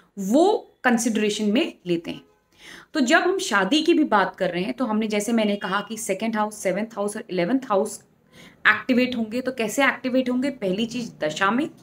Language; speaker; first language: Hindi; native; Hindi